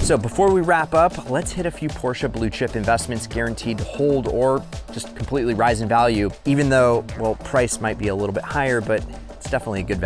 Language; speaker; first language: English; native; English